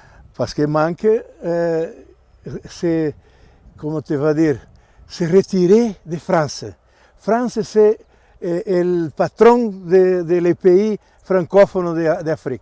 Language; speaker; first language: French; non-native, learner; Portuguese